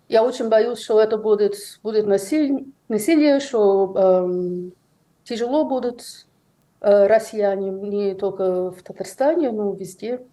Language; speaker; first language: Russian; non-native, fluent; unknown